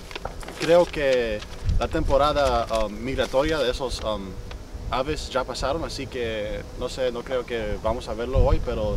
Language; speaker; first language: Spanish; non-native, fluent; English